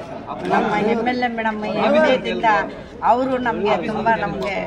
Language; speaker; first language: Kannada; non-native, local second language; Telugu